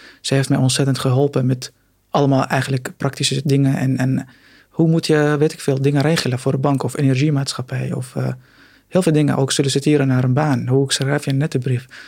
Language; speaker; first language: Dutch; non-native, fluent; Arabic